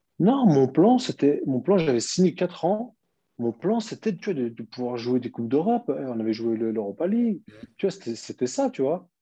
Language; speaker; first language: French; early bilingual, other home language; Turkish